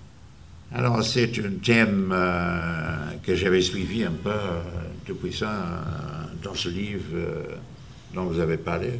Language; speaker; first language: French; non-native, fluent; English